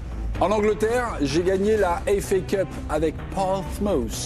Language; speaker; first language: French; native; French